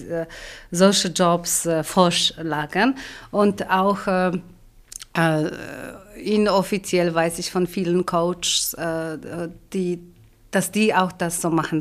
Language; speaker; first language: German; non-native, fluent; Polish